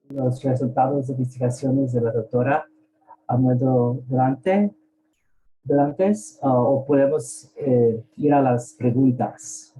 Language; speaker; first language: Spanish; early bilingual, heritage; Spanish